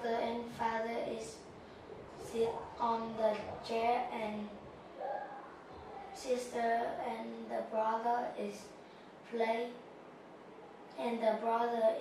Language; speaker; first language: English; non-native, learner; Vietnamese